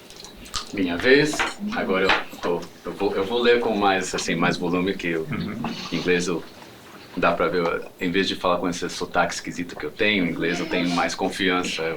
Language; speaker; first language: Portuguese; non-native, fluent; English